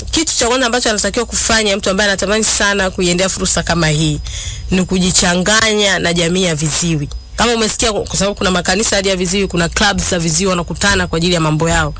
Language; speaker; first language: Swahili; non-native, local second language; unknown